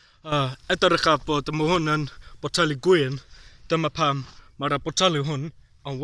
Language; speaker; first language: Welsh; non-native, learner; English